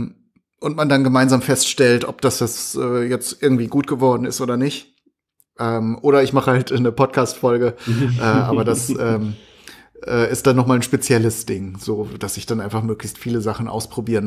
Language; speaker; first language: German; native; German